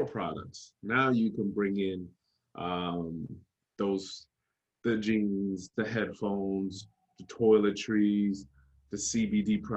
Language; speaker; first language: English; native; English